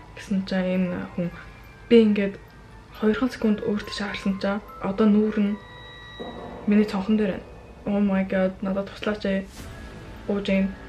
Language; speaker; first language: Mongolian; early bilingual, heritage; Mongolian